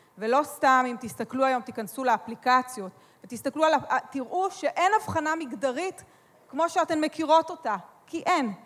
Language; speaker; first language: Hebrew; native; Hebrew